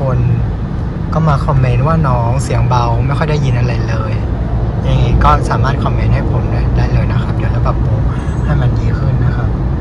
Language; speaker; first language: Thai; non-native, fluent; Vietnamese